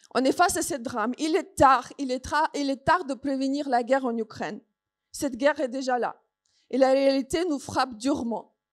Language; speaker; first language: French; non-native, fluent; Ukrainian